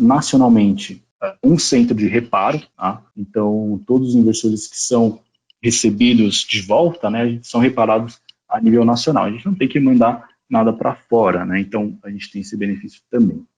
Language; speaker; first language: Portuguese; native; Portuguese